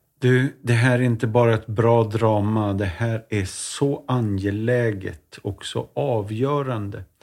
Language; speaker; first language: Swedish; native; Swedish